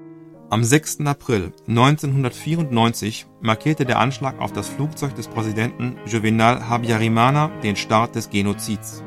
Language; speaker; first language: German; native; German